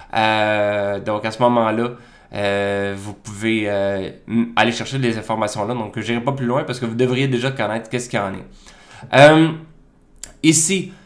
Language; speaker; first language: French; native; French